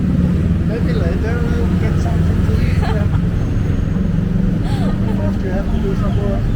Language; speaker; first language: English; non-native, fluent; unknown